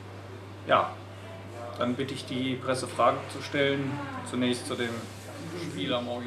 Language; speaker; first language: German; native; German